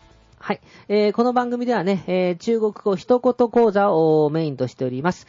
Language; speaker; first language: Japanese; native; Japanese